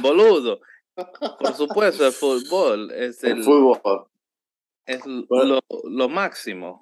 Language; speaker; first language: Spanish; early bilingual, heritage; Spanish